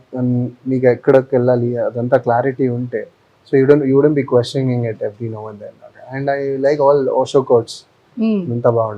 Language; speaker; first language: Telugu; non-native, fluent; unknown